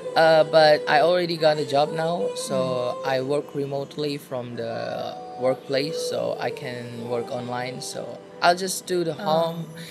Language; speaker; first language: English; non-native, fluent; Indonesian